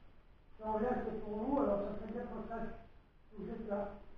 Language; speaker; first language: French; native; French